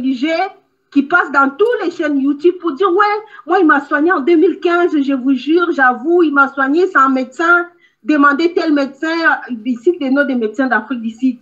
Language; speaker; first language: French; non-native, local second language; Lingala